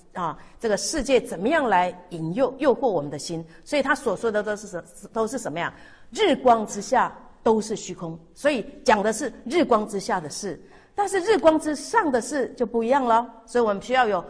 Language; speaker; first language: Chinese; native; Chinese